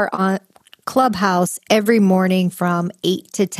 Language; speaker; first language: English; native; English